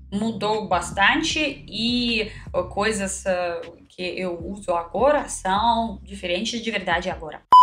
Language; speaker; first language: Portuguese; non-native, fluent; Russian